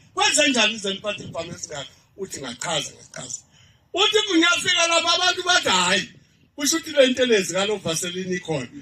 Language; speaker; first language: Zulu; native; Zulu